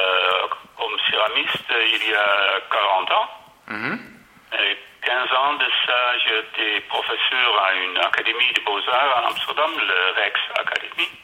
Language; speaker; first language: French; non-native, learner; Dutch